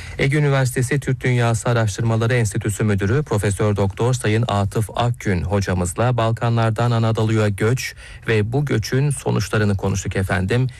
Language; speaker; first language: Turkish; native; Turkish